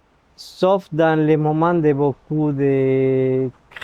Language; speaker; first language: French; non-native, fluent; Spanish